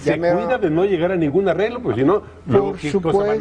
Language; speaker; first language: Spanish; native; Spanish